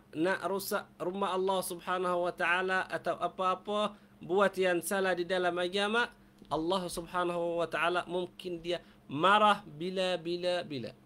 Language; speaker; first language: Malay; non-native, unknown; Arabic